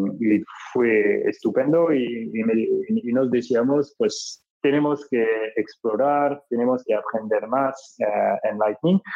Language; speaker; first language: Spanish; non-native, learner; French